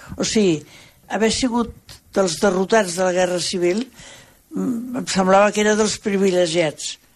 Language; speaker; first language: Catalan; native; Catalan